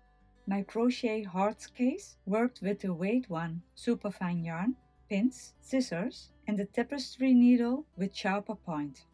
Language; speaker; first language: English; non-native, fluent; Dutch